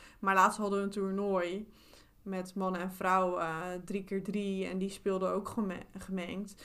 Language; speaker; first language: Dutch; native; Dutch